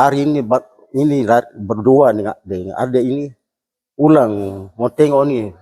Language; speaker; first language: Indonesian; non-native, local second language; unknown